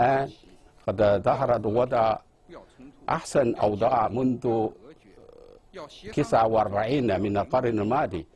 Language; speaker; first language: Arabic; non-native, fluent; Chinese